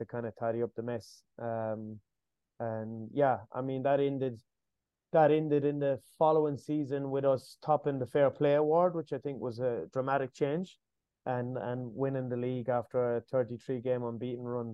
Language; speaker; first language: English; native; English